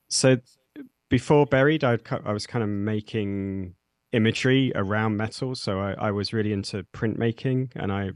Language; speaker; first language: English; native; English